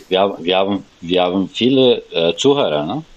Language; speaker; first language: German; non-native, learner; Turkish